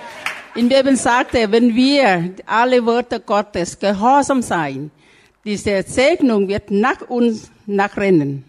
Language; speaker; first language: German; non-native, fluent; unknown